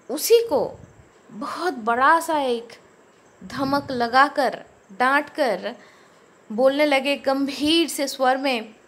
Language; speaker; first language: Hindi; non-native, local second language; Bangla